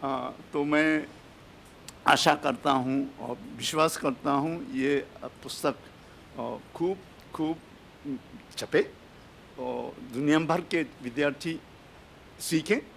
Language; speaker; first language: Hindi; non-native, fluent; Japanese